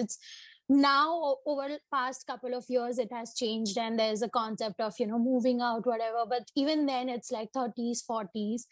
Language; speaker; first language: English; non-native, local second language; Hindi